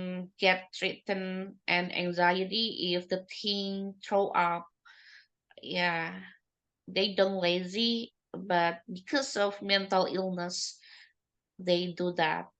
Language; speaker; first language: English; non-native, learner; Indonesian